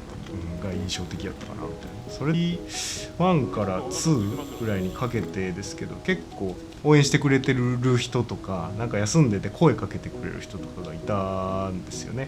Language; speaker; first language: Japanese; native; Japanese